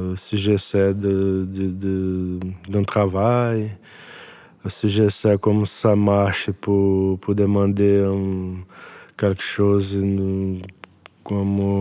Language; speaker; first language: French; non-native, learner; Portuguese